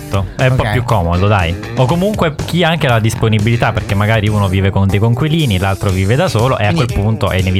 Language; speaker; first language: Italian; native; Italian